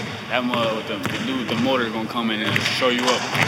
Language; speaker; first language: English; native; English